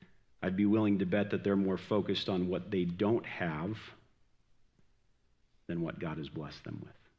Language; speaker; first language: English; native; English